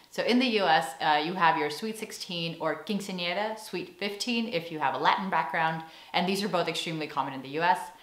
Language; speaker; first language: English; native; English